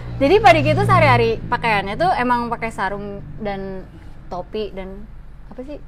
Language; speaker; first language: Indonesian; native; Indonesian